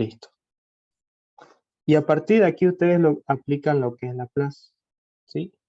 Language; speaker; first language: Spanish; native; Spanish